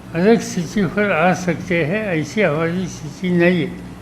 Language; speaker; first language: Hindi; non-native, local second language; Marathi